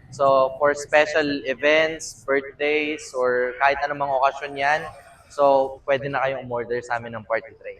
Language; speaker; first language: Filipino; native; Filipino